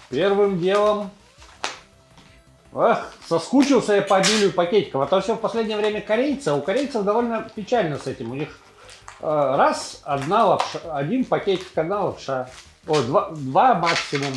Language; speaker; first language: Russian; native; Russian